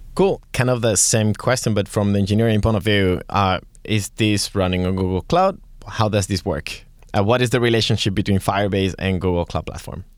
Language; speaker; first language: English; non-native, fluent; Spanish